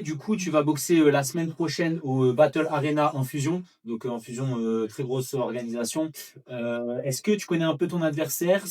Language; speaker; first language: French; native; French